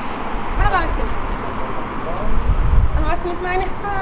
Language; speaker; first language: German; non-native, fluent; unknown